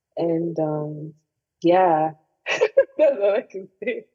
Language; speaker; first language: English; non-native, local second language; Igbo